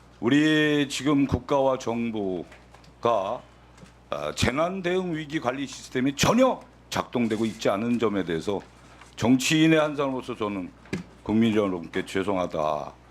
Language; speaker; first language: Korean; native; Korean